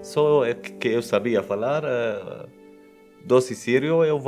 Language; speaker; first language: Portuguese; non-native, fluent; Arabic